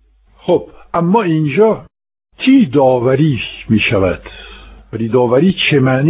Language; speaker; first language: Persian; non-native, fluent; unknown